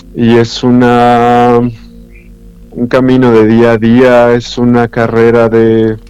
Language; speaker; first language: Spanish; native; Spanish